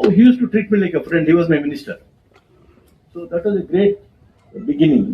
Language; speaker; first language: English; non-native, local second language; Kannada